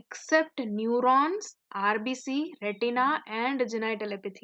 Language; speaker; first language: English; non-native, local second language; Hindi